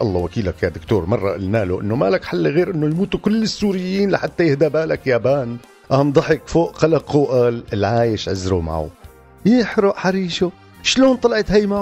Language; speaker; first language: Arabic; native; Arabic